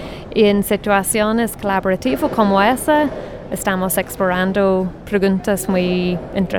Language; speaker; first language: Spanish; non-native, fluent; English